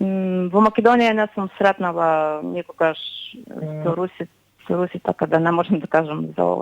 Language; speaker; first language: Macedonian; non-native, fluent; Ukrainian